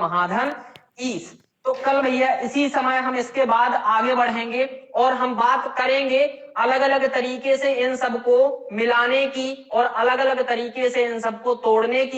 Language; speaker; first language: Hindi; native; Hindi